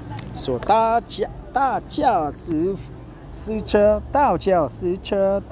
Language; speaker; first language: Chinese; non-native, learner; Korean